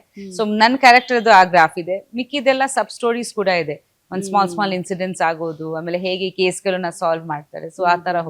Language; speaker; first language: Kannada; non-native, local second language; Bangla